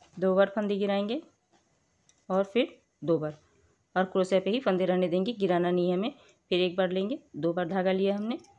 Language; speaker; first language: Hindi; native; Hindi